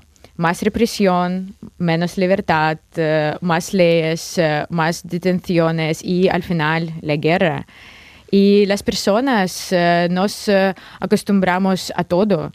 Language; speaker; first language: Spanish; non-native, fluent; Russian